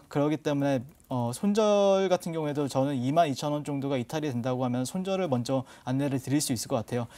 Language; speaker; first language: Korean; native; Korean